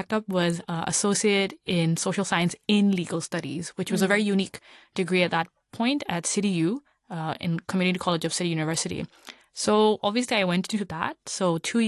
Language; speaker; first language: English; non-native, local second language; Punjabi